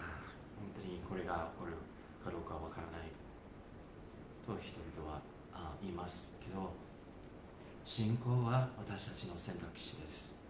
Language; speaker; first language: Japanese; non-native, fluent; English